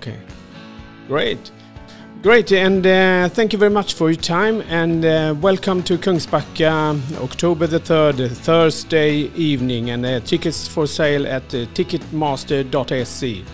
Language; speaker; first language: English; non-native, fluent; Swedish